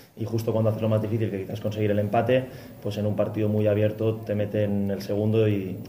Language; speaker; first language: Spanish; non-native, local second language; Catalan